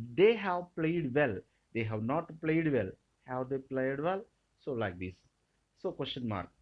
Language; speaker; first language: English; non-native, local second language; Telugu